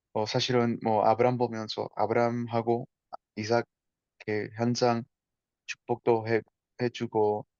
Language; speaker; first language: Korean; non-native, fluent; Spanish